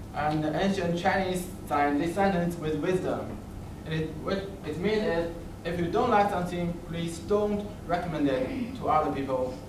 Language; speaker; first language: English; non-native, learner; Chinese